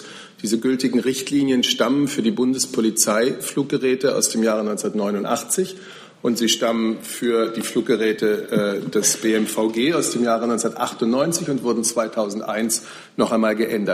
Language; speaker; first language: German; native; German